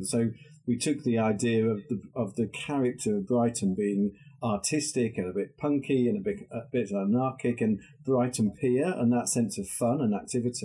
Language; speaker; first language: English; native; English